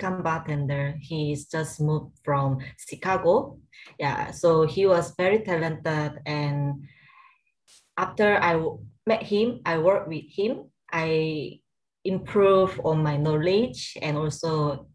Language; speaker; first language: English; non-native, learner; Korean